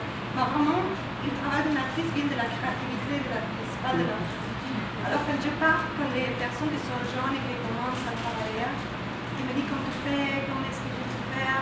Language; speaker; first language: French; non-native, fluent; Spanish